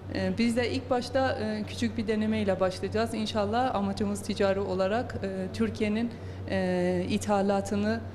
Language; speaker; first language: Turkish; non-native, fluent; Persian